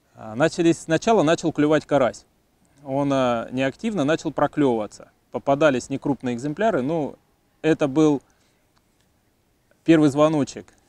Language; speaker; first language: Russian; native; Russian